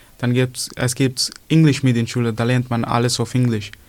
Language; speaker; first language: German; non-native, learner; Punjabi